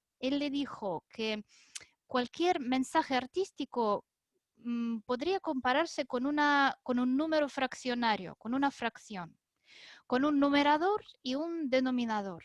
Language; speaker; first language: Spanish; non-native, fluent; Russian